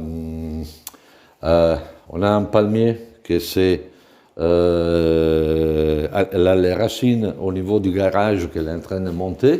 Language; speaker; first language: French; non-native, fluent; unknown